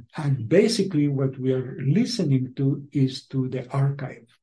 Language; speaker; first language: English; non-native, fluent; Spanish